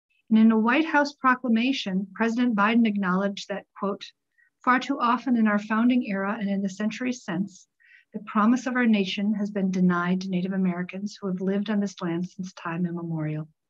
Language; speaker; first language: English; native; English